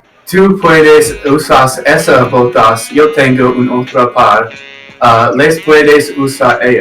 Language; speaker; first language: Spanish; non-native, learner; English